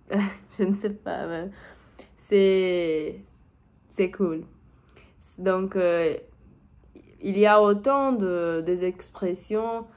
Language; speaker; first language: French; non-native, learner; Portuguese